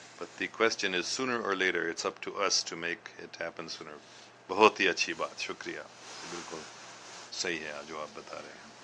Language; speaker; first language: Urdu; early bilingual, other home language; English